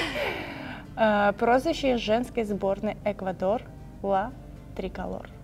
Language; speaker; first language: Russian; native; Russian